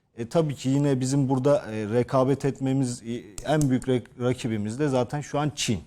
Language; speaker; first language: Turkish; native; Turkish